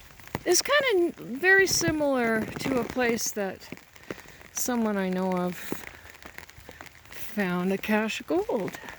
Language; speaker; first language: English; native; English